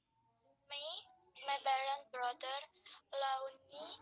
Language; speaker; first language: English; non-native, learner; Indonesian